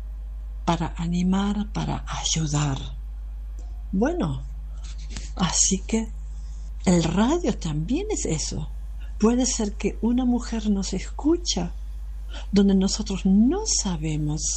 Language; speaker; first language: Spanish; non-native, fluent; German